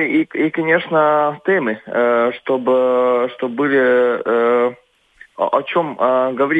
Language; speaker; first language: Russian; non-native, local second language; Latvian